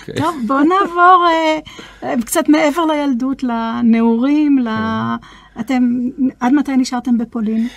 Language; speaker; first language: Hebrew; native; Hebrew